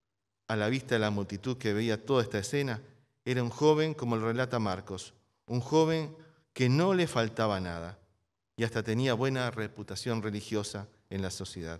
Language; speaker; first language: Spanish; native; Spanish